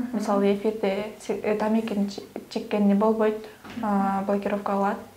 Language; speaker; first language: Kyrgyz; non-native, local second language; Russian